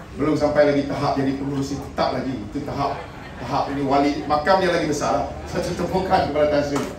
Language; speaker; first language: Malay; non-native, local second language; Min Nan Chinese